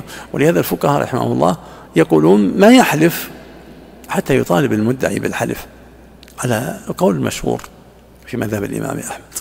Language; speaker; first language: Arabic; native; Arabic